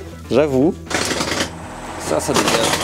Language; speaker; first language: French; native; French